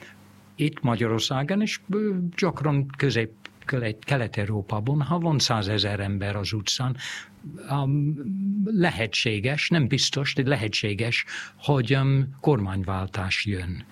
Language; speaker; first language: Hungarian; non-native, fluent; English